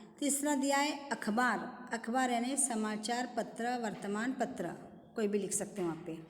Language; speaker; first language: Hindi; non-native, local second language; Marathi